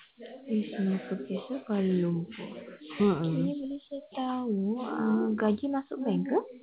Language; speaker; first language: Malay; native; Malay